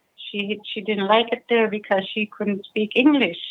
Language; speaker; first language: English; non-native, fluent; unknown